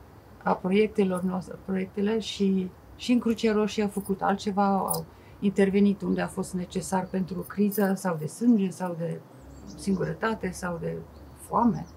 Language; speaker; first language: Romanian; non-native, fluent; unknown